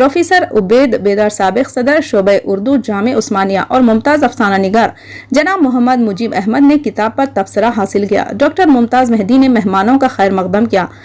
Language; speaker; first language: Urdu; native; Urdu